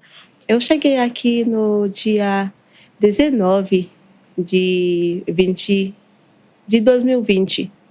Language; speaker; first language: Portuguese; non-native, learner; Haitian Creole